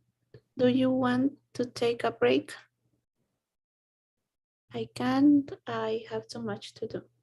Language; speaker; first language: English; non-native, learner; Spanish